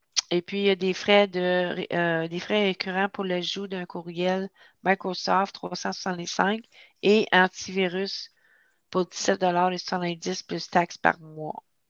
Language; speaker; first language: French; native; French